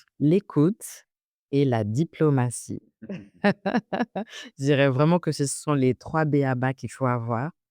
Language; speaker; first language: French; early bilingual, other home language; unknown